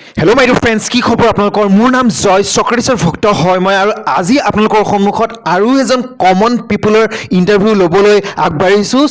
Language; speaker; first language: Assamese; native; Assamese